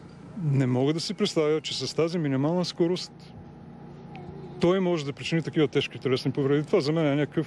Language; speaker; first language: Bulgarian; native; Bulgarian